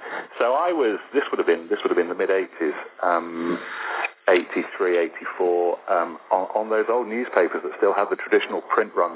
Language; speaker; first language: English; native; English